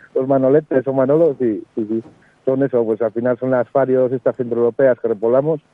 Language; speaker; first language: Spanish; native; Spanish